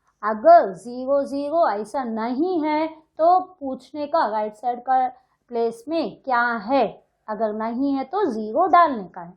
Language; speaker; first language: Hindi; non-native, local second language; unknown